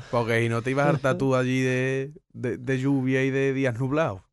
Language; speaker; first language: Spanish; native; Spanish